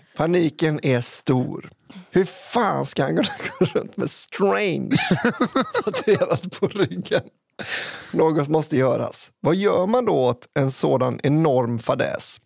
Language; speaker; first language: Swedish; native; Swedish